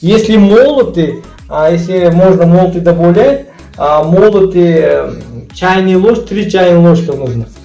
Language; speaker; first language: Russian; non-native, learner; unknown